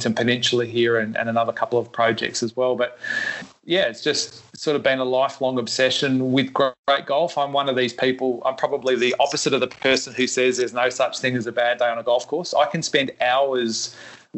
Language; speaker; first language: English; native; English